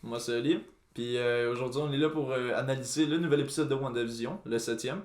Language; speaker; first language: French; native; French